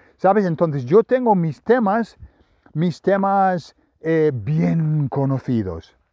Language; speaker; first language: Spanish; non-native, fluent; English